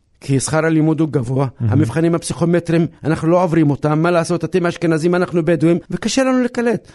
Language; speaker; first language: Hebrew; non-native, local second language; Arabic